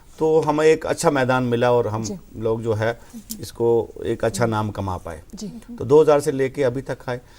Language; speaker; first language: Hindi; non-native, local second language; Punjabi